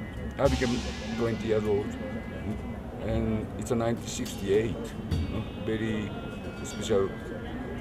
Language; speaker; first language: English; non-native, learner; Japanese